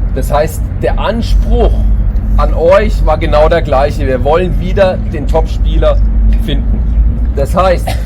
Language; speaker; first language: German; native; German